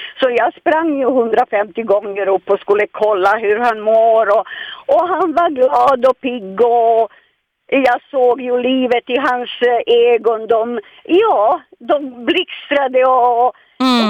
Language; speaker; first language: Swedish; non-native, fluent; Serbian